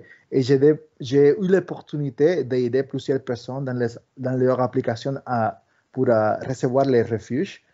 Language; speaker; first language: French; early bilingual, other home language; Spanish